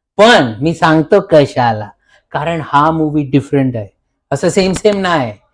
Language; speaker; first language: Marathi; early bilingual, heritage; Marathi